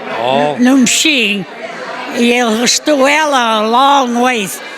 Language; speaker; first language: Portuguese; early bilingual, heritage; Portuguese